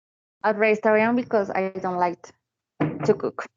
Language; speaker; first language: English; non-native, learner; Spanish